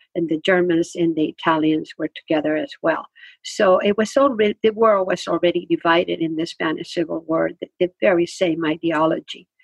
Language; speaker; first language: English; non-native, fluent; Spanish